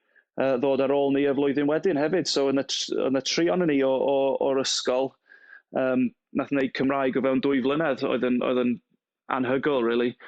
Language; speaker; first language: Welsh; non-native, local second language; English